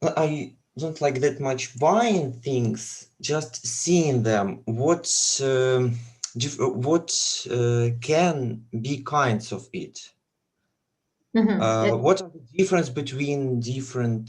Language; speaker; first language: English; non-native, learner; Russian